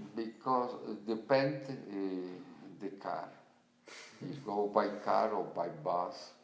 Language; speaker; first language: English; non-native, learner; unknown